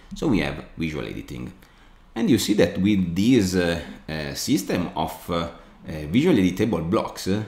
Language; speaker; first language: English; non-native, fluent; Italian